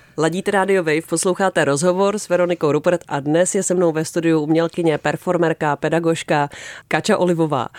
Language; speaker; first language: Czech; native; Czech